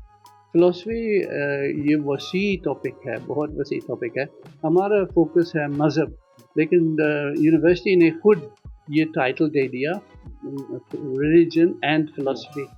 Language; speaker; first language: Hindi; non-native, fluent; Dutch